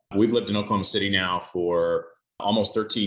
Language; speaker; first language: English; native; English